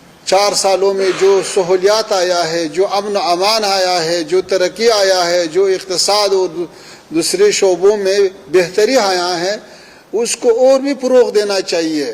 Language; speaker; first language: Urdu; non-native, fluent; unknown